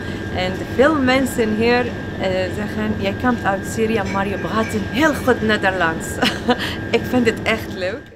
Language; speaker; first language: Dutch; early bilingual, other home language; Arabic